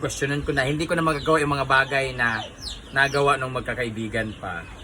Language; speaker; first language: Filipino; non-native, local second language; Cebuano